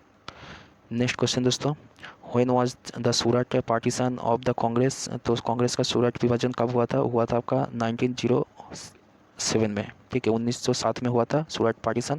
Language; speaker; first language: Hindi; native; Hindi